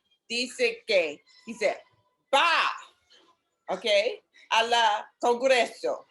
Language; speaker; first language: Spanish; non-native, learner; English